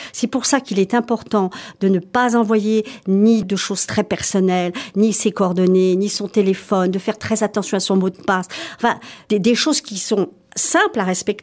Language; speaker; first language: French; native; French